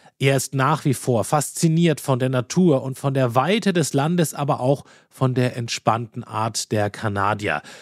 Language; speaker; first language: German; native; German